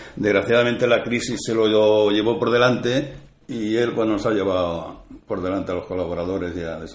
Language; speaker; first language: Spanish; native; Spanish